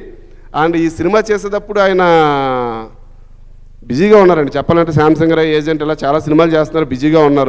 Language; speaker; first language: Telugu; native; Telugu